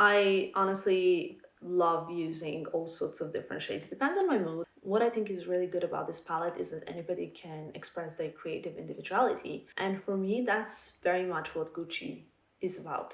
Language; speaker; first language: English; non-native, fluent; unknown